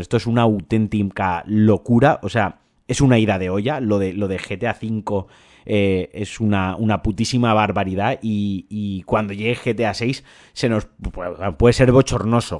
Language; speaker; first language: Spanish; native; Spanish